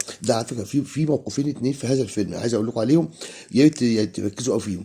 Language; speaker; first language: Arabic; native; Arabic